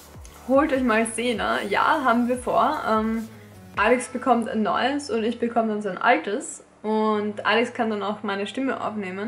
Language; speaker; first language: German; native; German